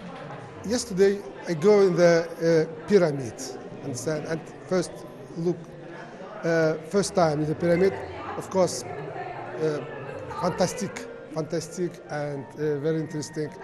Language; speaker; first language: English; non-native, learner; Azerbaijani